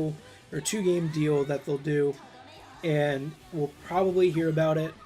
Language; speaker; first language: English; native; English